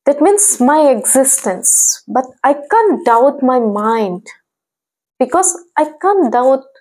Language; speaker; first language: English; non-native, local second language; Assamese